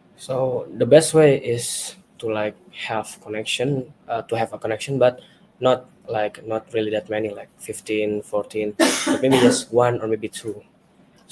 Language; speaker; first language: English; non-native, learner; Indonesian